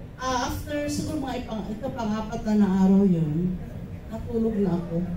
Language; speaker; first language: Filipino; non-native, local second language; Cebuano